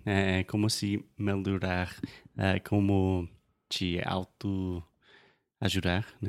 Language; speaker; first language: Portuguese; non-native, fluent; English